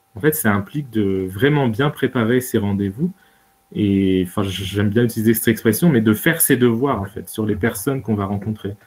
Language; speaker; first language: French; native; French